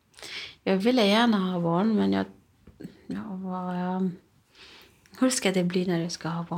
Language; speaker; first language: Swedish; non-native, learner; Arabic